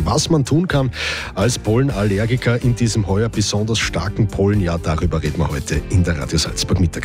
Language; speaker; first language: German; native; German